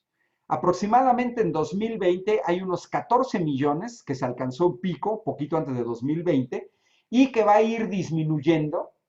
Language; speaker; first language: Spanish; native; Spanish